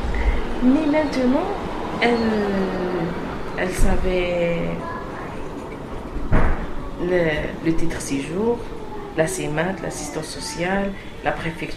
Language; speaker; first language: French; non-native, learner; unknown